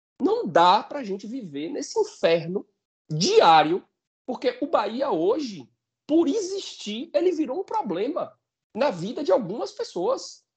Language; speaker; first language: Portuguese; native; Portuguese